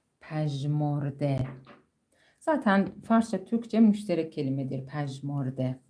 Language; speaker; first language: Turkish; non-native, fluent; Persian